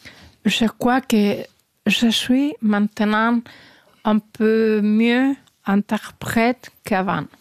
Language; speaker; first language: French; non-native, learner; Spanish